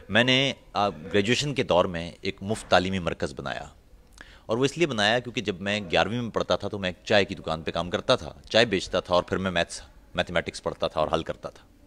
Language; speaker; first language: Urdu; non-native, local second language; Punjabi